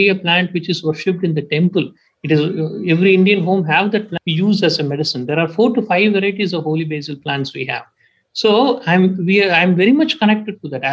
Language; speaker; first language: English; non-native, local second language; Tamil